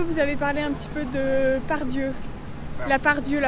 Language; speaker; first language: French; native; French